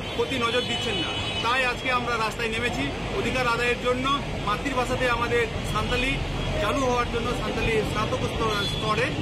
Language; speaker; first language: Bangla; non-native, local second language; Santali